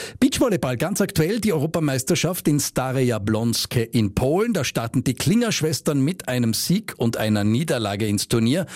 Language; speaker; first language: German; native; German